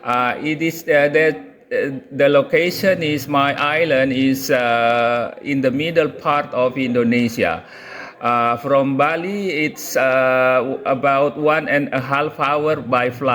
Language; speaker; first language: English; non-native, local second language; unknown